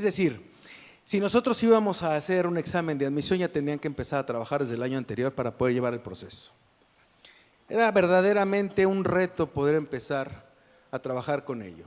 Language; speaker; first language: Spanish; native; Spanish